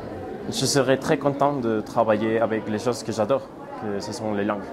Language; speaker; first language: French; non-native, learner; Spanish